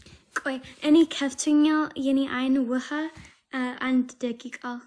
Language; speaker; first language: Amharic; non-native, learner; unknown